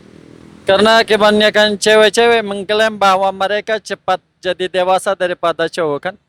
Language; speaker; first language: Indonesian; non-native, fluent; Persian